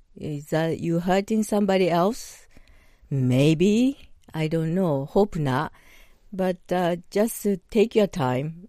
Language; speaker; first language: English; non-native, learner; Japanese